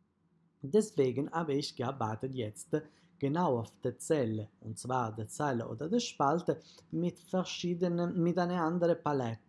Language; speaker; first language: German; non-native, fluent; Italian